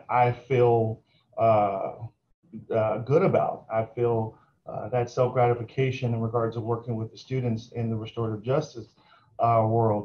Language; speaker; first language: English; native; English